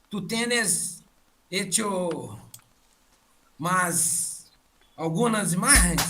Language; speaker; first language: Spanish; non-native, learner; Portuguese